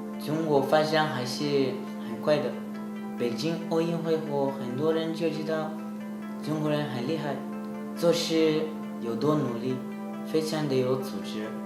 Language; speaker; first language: Chinese; non-native, learner; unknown